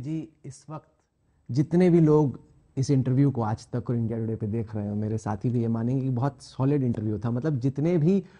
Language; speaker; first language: Hindi; native; Hindi